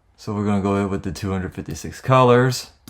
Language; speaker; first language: English; native; English